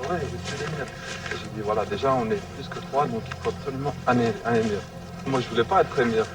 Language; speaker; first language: French; native; French